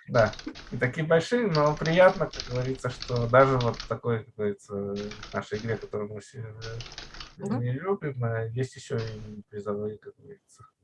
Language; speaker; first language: Russian; native; Russian